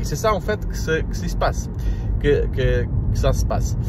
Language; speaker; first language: French; non-native, learner; Portuguese